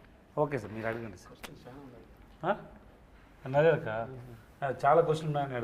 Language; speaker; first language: Telugu; non-native, learner; Tamil